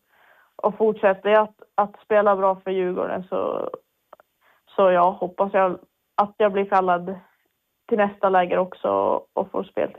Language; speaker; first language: Swedish; native; Swedish